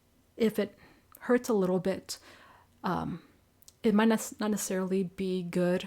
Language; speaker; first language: English; native; English